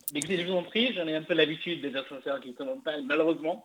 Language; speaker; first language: French; non-native, fluent; English